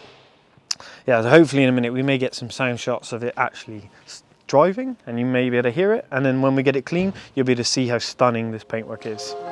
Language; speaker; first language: English; native; English